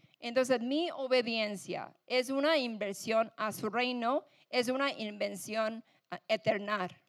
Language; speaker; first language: Spanish; non-native, fluent; English